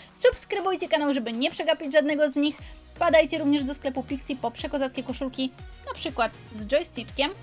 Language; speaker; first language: Polish; native; Polish